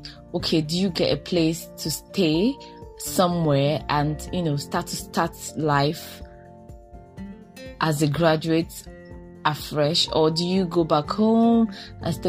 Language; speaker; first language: English; non-native, local second language; Igbo